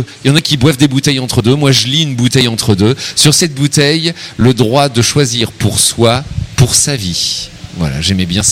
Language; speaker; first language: French; native; French